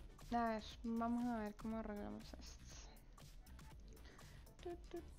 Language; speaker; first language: Spanish; native; Spanish